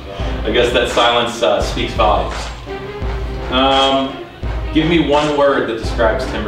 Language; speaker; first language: English; native; English